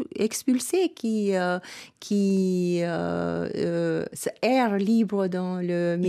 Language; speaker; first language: French; non-native, fluent; Albanian